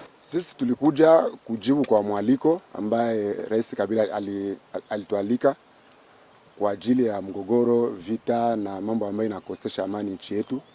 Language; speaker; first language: Swahili; native; Swahili